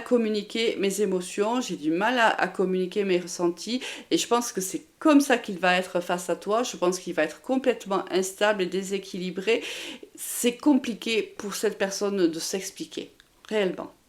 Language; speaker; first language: French; native; French